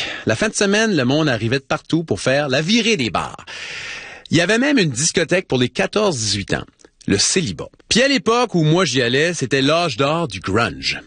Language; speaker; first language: French; native; French